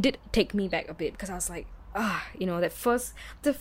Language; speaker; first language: English; native; English